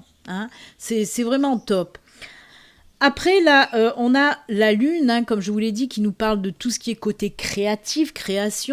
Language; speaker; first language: French; native; French